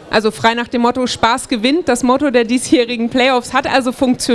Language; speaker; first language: German; native; German